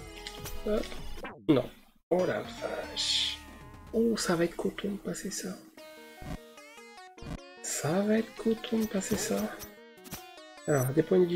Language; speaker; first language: French; native; French